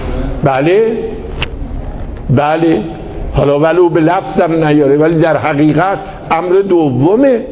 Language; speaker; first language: Persian; native; Persian